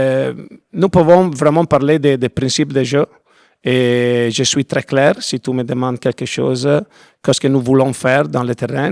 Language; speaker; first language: French; non-native, learner; Italian